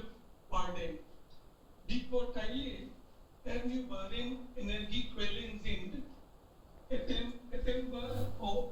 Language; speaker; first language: German; non-native, learner; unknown